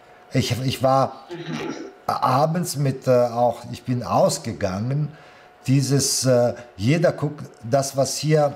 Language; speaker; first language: German; non-native, fluent; Italian